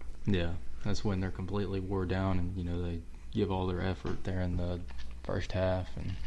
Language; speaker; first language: English; native; English